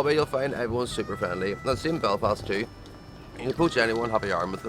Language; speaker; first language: English; native; English